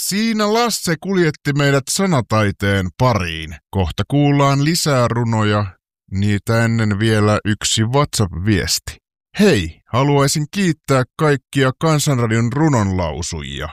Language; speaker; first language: Finnish; native; Finnish